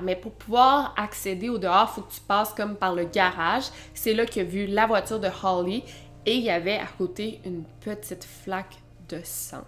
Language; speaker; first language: French; native; French